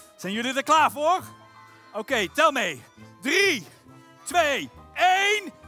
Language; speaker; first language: Dutch; native; Dutch